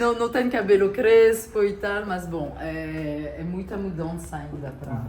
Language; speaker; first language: Portuguese; non-native, fluent; French